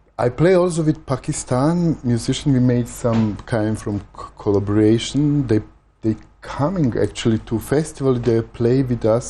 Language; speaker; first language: English; non-native, learner; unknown